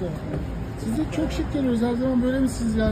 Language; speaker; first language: Turkish; native; Turkish